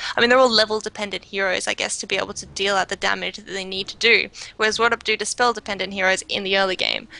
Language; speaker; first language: English; native; English